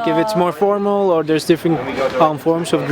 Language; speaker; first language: English; non-native, learner; Spanish